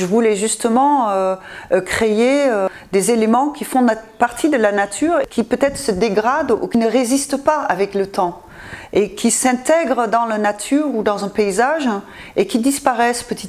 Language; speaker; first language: French; non-native, fluent; Dutch